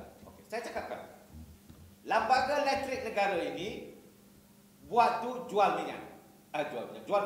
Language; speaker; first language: Malay; native; Malay